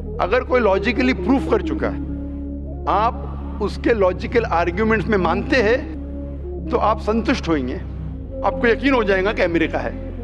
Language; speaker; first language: Hindi; non-native, local second language; Urdu